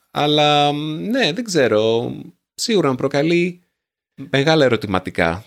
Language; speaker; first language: Greek; native; Greek